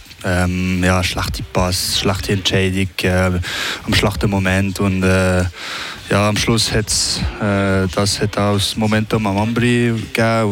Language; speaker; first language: German; non-native, local second language; French